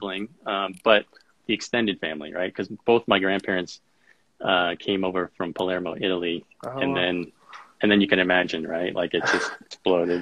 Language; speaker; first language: English; native; English